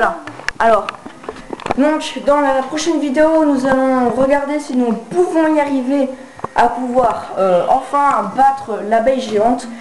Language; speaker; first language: French; native; French